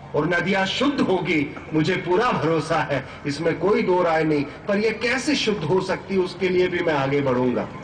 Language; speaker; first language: Hindi; non-native, local second language; Marathi